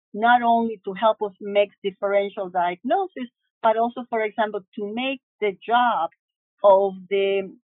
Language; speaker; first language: English; early bilingual, other home language; Spanish